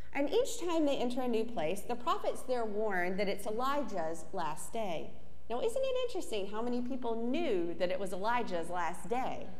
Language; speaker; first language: English; native; English